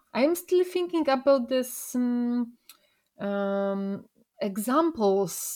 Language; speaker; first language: English; non-native, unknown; Polish